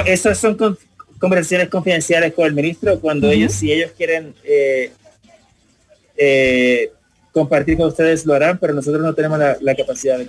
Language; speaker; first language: Spanish; native; Spanish